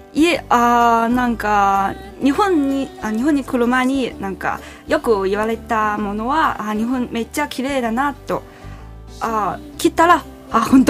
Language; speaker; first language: Japanese; non-native, fluent; Chinese